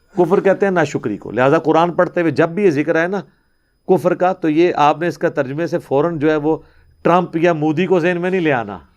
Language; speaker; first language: Urdu; non-native, local second language; Punjabi